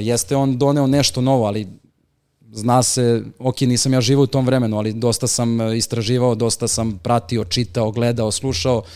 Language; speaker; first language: Serbian; native; Serbian